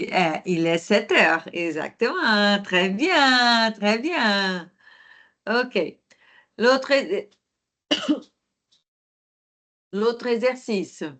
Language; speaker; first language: French; non-native, fluent; Portuguese